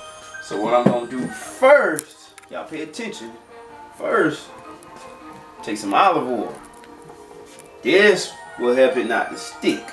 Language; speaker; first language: English; native; English